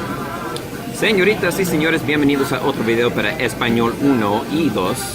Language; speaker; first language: Spanish; non-native, fluent; English